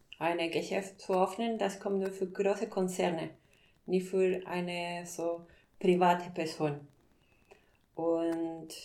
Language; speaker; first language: German; non-native, fluent; Spanish